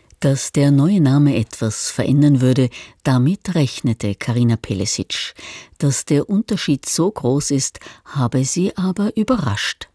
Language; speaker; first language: German; native; German